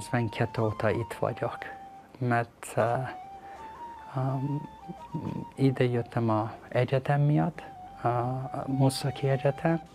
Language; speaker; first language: Hungarian; non-native, learner; Persian